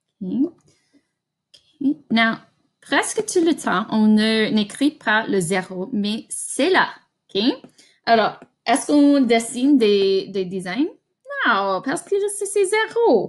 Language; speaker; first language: French; non-native, fluent; English